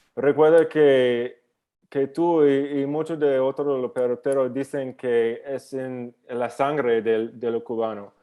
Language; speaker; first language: Spanish; non-native, learner; English